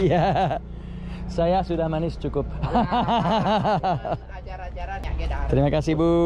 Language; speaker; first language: Indonesian; non-native, fluent; English